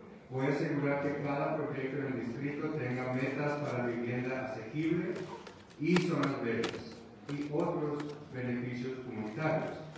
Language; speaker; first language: Spanish; early bilingual, heritage; Spanish